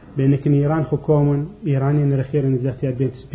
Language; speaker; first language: Dutch; non-native, learner; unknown